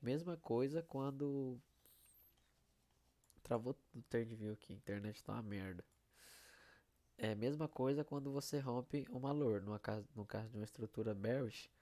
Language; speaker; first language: Portuguese; native; Portuguese